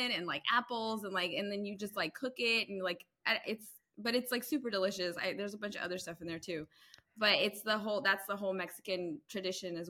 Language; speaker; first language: English; native; English